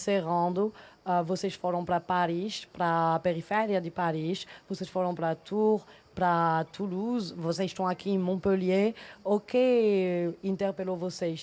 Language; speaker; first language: Portuguese; non-native, fluent; French